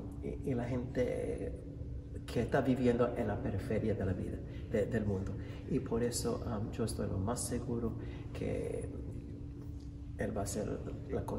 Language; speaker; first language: Spanish; non-native, fluent; English